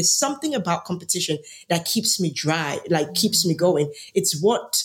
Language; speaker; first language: English; non-native, local second language; Yoruba